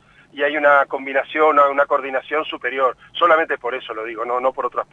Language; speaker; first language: Spanish; native; Spanish